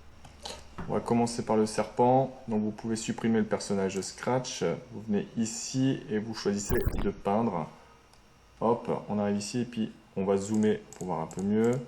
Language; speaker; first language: French; native; French